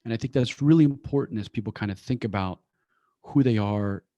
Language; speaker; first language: English; early bilingual, other home language; Persian